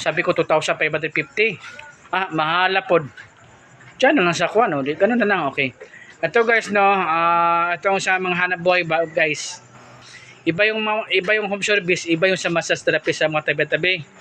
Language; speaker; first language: Filipino; non-native, local second language; Cebuano